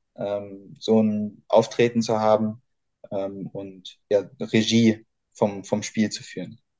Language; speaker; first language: German; native; German